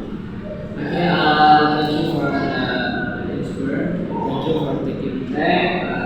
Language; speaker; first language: English; non-native, learner; Indonesian